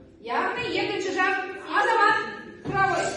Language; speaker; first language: Kazakh; native; Kazakh